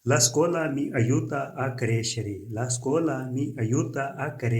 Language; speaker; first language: Italian; non-native, fluent; Urdu